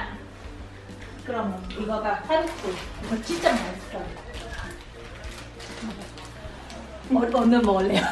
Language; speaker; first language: Korean; non-native, learner; Vietnamese